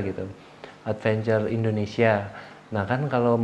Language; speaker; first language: Indonesian; native; Indonesian